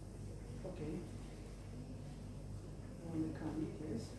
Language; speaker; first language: English; non-native, fluent; Romanian